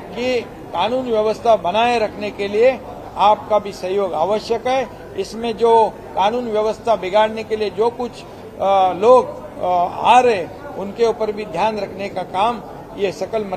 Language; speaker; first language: Hindi; non-native, local second language; Marathi